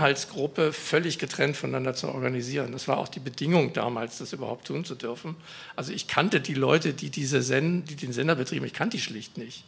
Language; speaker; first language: German; native; German